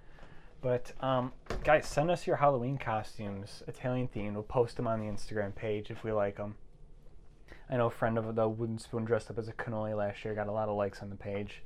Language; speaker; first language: English; native; English